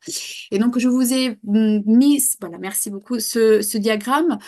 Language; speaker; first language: French; native; French